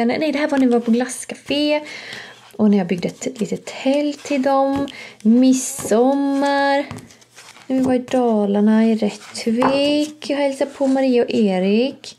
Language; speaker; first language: Swedish; native; Swedish